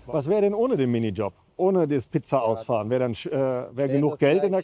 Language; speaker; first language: German; native; German